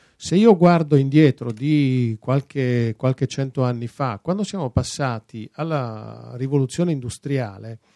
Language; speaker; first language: Italian; non-native, fluent; Dutch